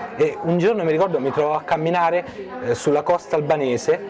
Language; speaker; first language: Italian; native; Italian